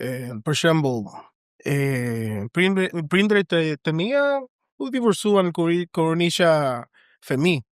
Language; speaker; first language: Albanian; non-native, learner; Spanish